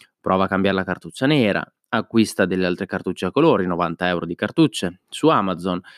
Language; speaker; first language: Italian; native; Italian